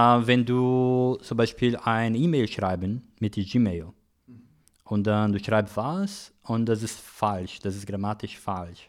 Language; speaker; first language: German; non-native, learner; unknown